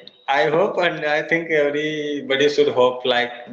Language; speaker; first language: English; non-native, learner; Hindi